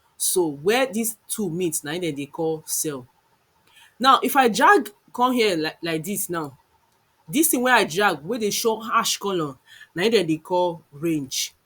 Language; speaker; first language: Nigerian Pidgin; non-native, local second language; Yoruba